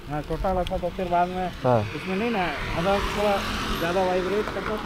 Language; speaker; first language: Hindi; native; Hindi